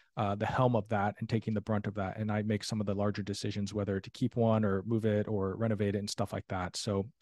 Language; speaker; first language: English; native; English